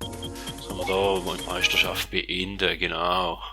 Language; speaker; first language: German; native; German